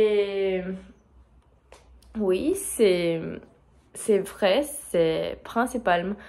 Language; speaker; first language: French; non-native, fluent; Portuguese